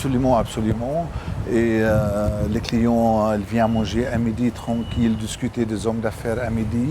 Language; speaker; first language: French; non-native, local second language; Arabic